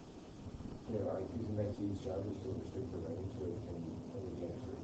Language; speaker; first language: English; native; English